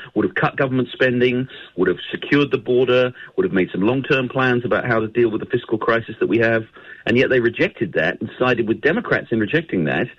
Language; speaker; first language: English; native; English